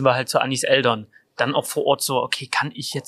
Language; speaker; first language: German; native; German